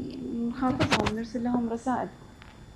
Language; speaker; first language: Arabic; native; Arabic